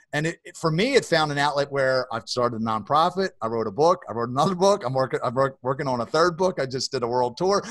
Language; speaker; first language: English; native; English